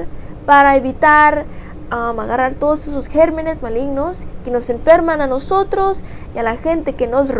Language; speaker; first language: Spanish; early bilingual, heritage; Spanish